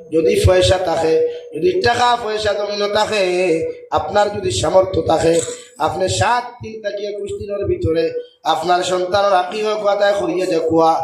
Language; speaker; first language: Bangla; non-native, local second language; Sylheti